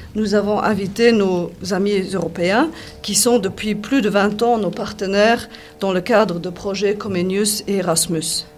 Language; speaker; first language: French; non-native, local second language; Luxembourgish